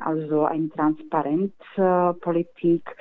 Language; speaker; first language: German; non-native, fluent; Slovak